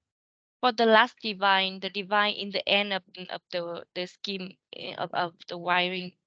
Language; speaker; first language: English; non-native, learner; Vietnamese